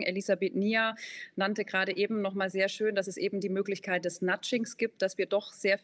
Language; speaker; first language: German; native; German